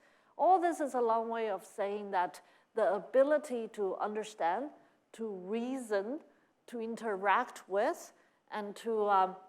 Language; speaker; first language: English; non-native, fluent; Chinese